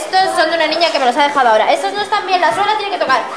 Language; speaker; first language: Spanish; native; Spanish